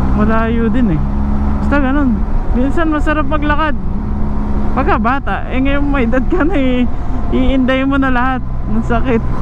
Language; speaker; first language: Filipino; native; Filipino